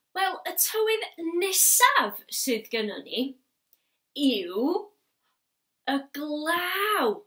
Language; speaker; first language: Welsh; native; Welsh